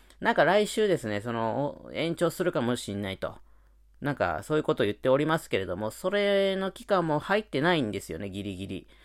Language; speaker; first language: Japanese; native; Japanese